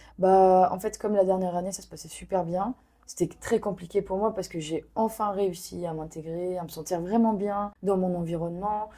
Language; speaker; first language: French; non-native, local second language; Arabic